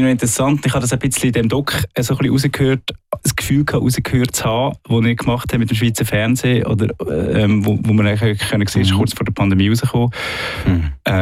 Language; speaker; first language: German; native; German